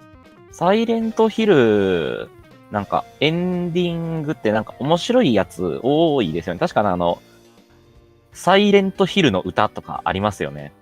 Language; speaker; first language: Japanese; native; Japanese